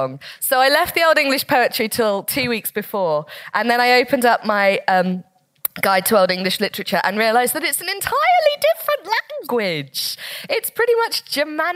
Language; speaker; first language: English; native; English